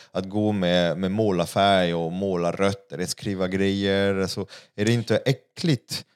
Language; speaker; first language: Swedish; non-native, fluent; French